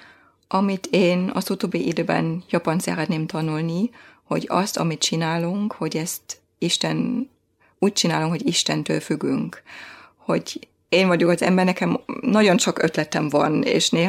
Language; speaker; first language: Hungarian; non-native, fluent; German